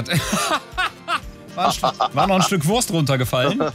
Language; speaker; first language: German; native; German